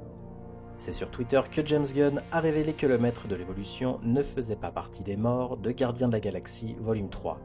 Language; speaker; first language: French; native; French